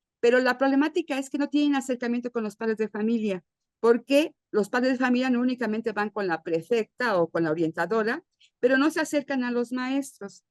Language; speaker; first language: Spanish; native; Spanish